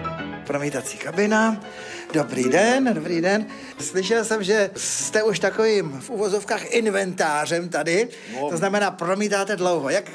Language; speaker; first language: Czech; native; Czech